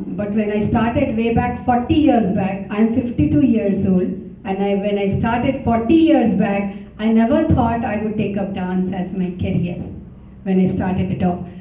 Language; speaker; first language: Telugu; non-native, local second language; Hindi